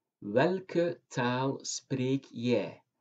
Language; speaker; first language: Dutch; non-native, fluent; Turkish